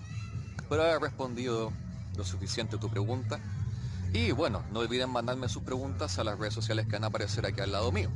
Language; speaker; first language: Spanish; native; Spanish